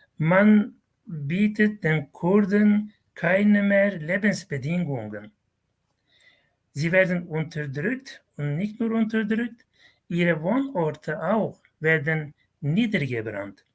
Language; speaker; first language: German; non-native, fluent; Kurdish